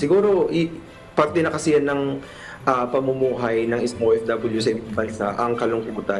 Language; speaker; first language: Filipino; non-native, local second language; Cebuano